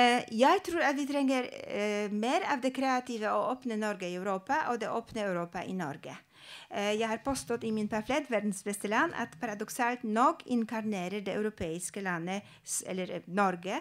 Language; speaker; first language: Norwegian; non-native, fluent; Polish